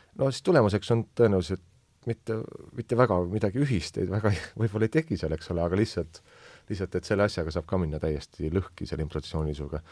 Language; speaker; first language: Estonian; native; Estonian